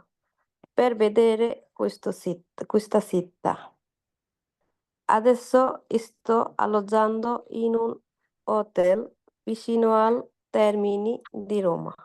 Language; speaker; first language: Italian; non-native, learner; Bangla